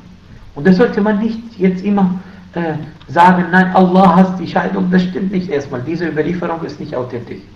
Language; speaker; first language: German; non-native, fluent; Arabic